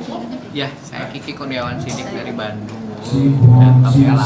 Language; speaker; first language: Indonesian; native; Indonesian